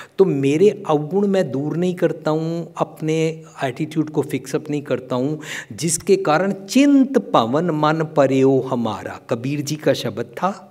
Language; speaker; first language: Hindi; non-native, local second language; Punjabi